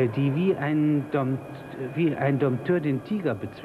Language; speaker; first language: German; native; German